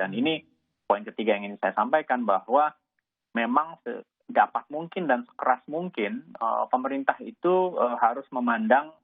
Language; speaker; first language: Indonesian; native; Indonesian